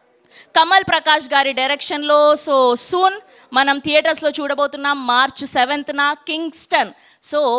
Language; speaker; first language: Telugu; native; Telugu